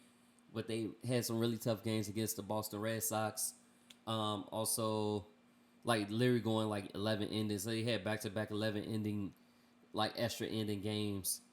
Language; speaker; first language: English; native; English